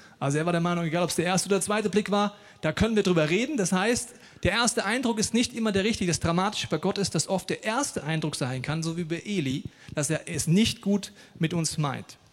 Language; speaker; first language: German; native; German